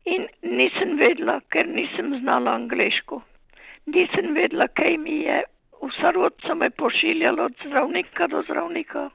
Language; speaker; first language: Slovenian; native; Slovenian